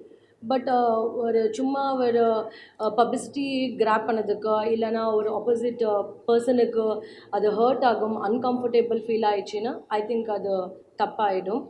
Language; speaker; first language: Tamil; non-native, learner; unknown